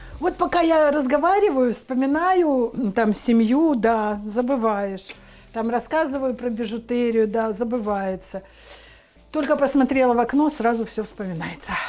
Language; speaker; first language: Russian; native; Russian